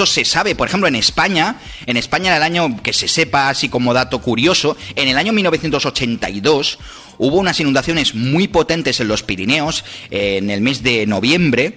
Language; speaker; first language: Spanish; native; Spanish